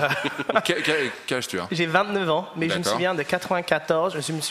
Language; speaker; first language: French; non-native, fluent; English